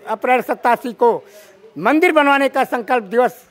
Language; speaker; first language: Hindi; native; Hindi